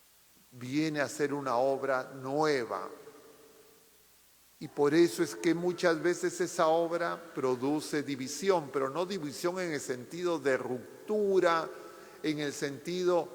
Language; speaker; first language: Spanish; native; Spanish